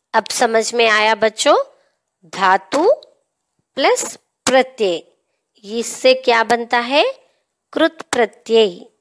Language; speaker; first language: Hindi; non-native, local second language; Telugu